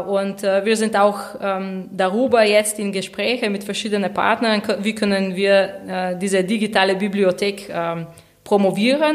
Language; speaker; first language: German; non-native, fluent; Slovenian